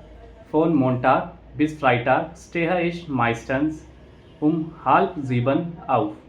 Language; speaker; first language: German; non-native, fluent; Hindi